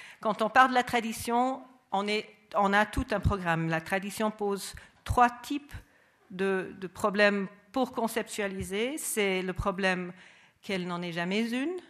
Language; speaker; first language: French; non-native, fluent; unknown